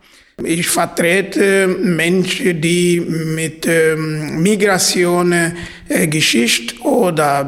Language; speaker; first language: German; non-native, fluent; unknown